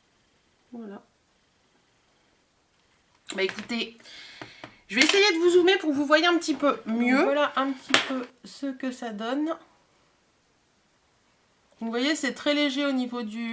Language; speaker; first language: French; native; French